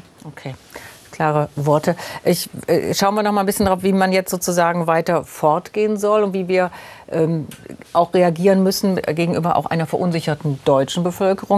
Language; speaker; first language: German; native; German